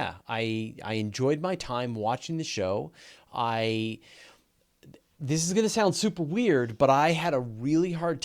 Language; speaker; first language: English; native; English